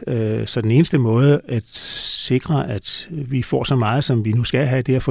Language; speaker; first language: Danish; native; Danish